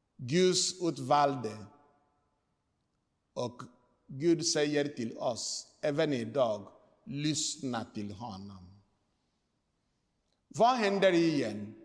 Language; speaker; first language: Swedish; non-native, fluent; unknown